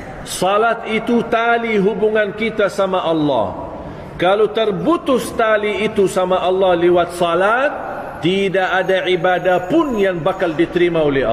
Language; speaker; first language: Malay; non-native, fluent; Arabic